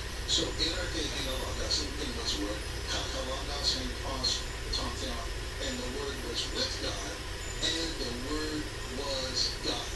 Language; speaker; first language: English; native; English